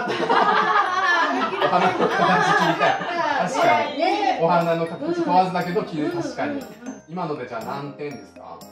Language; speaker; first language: Japanese; native; Japanese